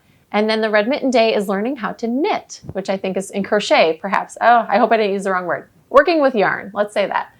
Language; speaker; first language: English; native; English